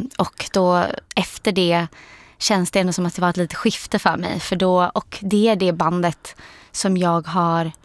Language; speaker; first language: Swedish; native; Swedish